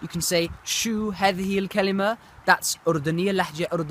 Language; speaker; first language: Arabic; non-native, learner; English